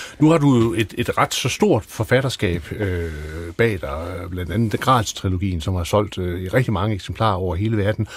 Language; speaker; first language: Danish; native; Danish